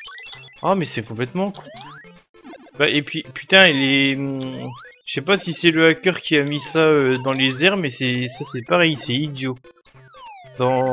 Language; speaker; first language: French; native; French